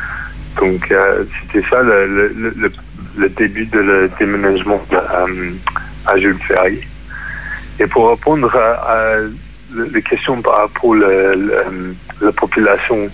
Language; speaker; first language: French; non-native, fluent; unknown